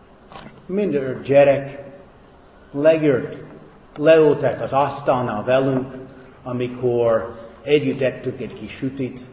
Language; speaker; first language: Hungarian; non-native, fluent; English